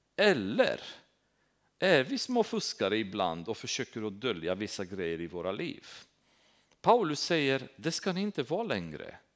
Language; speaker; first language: Swedish; non-native, fluent; Romanian